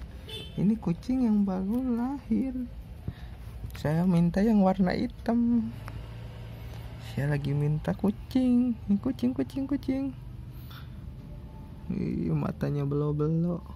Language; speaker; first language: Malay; non-native, local second language; Sundanese